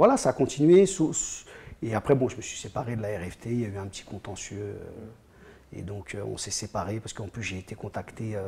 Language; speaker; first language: French; native; French